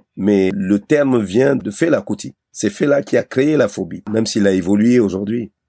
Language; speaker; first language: French; non-native, local second language; Basaa